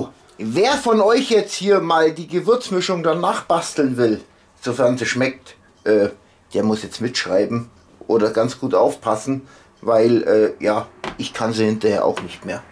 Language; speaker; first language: German; native; German